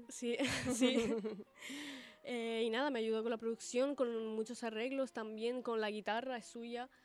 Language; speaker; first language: Spanish; early bilingual, other home language; Italian